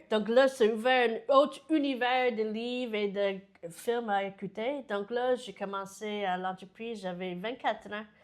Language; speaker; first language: French; non-native, fluent; English